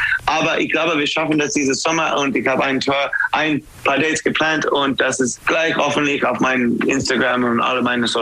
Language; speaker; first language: German; non-native, learner; English